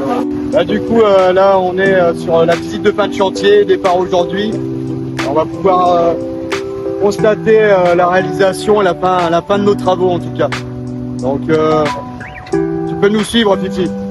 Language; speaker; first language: French; native; French